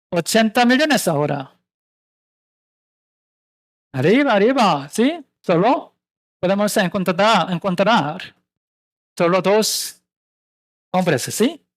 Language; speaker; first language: Spanish; non-native, learner; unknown